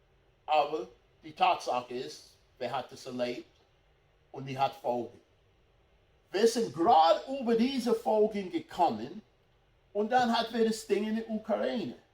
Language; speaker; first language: German; non-native, fluent; English